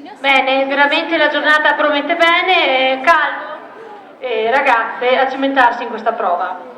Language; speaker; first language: Italian; native; Italian